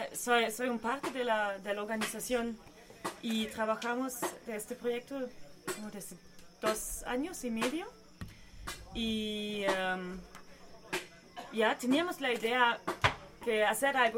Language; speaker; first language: Spanish; non-native, learner; German